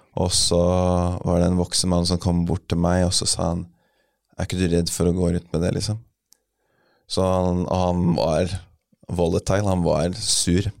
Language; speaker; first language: Norwegian; early bilingual, other home language; English